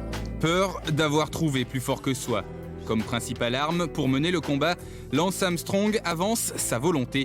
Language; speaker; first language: French; native; French